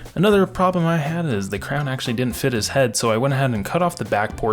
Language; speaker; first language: English; native; English